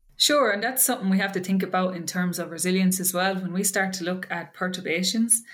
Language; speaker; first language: English; native; English